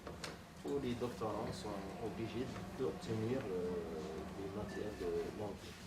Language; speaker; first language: French; non-native, local second language; Arabic